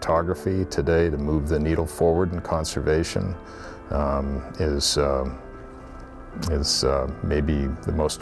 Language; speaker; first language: English; native; English